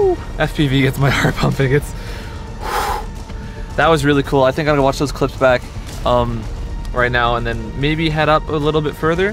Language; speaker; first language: English; native; English